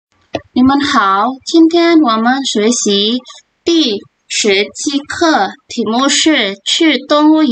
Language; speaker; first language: Chinese; non-native, fluent; Indonesian